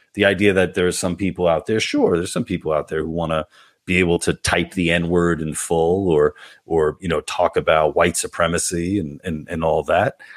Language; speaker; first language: English; native; English